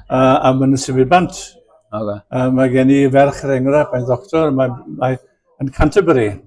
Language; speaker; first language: Welsh; native; Welsh